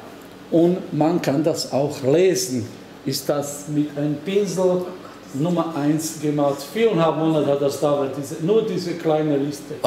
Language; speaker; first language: German; non-native, learner; Slovak